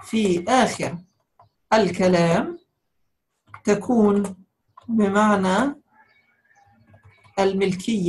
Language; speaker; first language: Arabic; native; Arabic